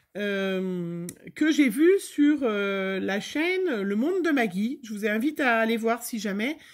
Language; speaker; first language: French; native; French